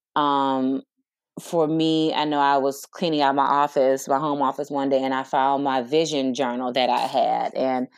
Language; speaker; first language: English; native; English